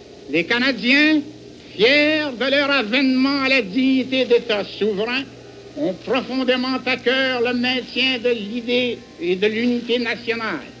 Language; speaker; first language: French; native; French